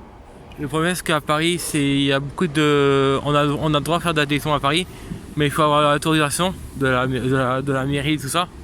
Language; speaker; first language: French; native; French